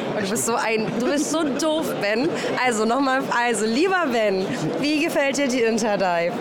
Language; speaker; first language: German; native; German